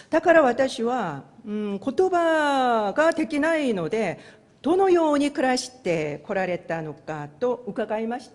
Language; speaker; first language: Japanese; non-native, fluent; Korean